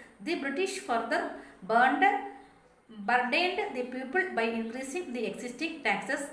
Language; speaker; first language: English; non-native, local second language; Malayalam